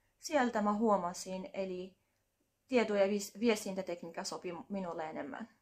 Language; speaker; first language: Finnish; non-native, learner; Arabic